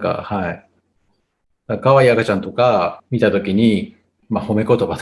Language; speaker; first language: Japanese; non-native, fluent; Tatar